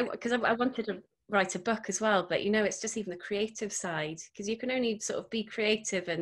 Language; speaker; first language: English; native; English